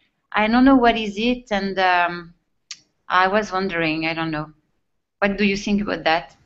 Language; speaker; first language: English; non-native, fluent; French